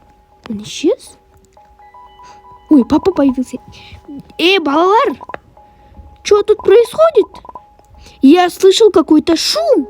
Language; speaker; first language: Russian; non-native, local second language; Kazakh